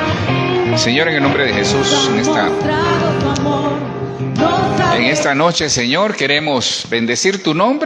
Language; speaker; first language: Spanish; native; Spanish